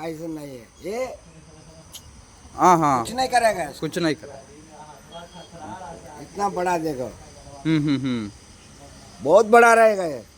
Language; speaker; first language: Hindi; non-native, local second language; Tamil